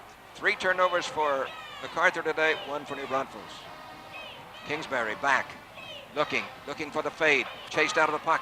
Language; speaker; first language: English; native; English